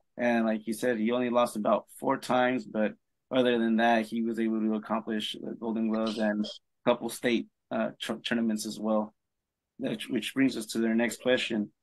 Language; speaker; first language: English; early bilingual, other home language; Spanish